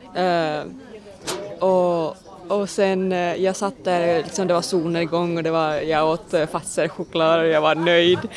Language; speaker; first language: Swedish; non-native, local second language; Finnish